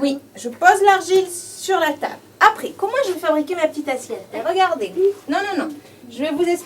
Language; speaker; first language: French; native; French